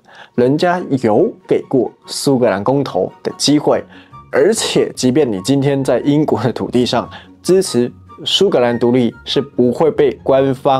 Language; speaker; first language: Chinese; native; Chinese